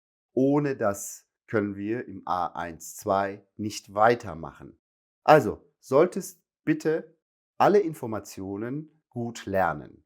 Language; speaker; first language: German; non-native, fluent; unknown